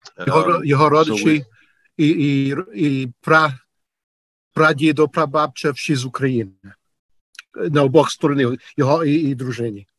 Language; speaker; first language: Ukrainian; early bilingual, heritage; Ukrainian